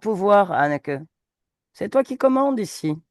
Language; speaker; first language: French; native; French